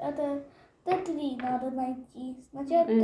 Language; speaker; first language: Russian; non-native, local second language; Armenian